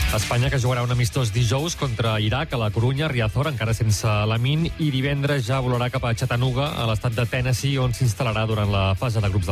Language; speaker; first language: Catalan; native; Catalan